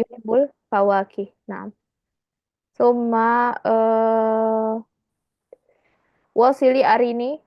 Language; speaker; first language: Arabic; non-native, fluent; Indonesian